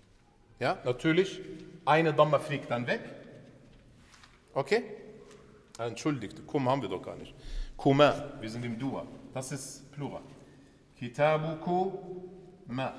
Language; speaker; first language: German; early bilingual, other home language; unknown